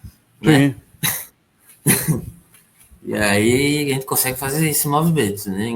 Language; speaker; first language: Portuguese; native; Portuguese